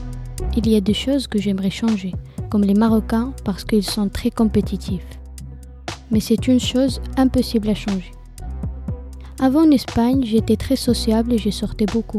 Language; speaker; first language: French; non-native, learner; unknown